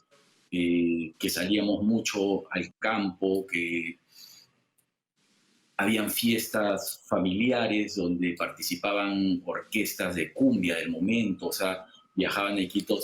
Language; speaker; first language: Spanish; native; Spanish